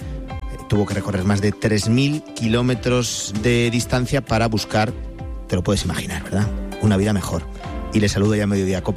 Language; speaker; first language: Spanish; native; Spanish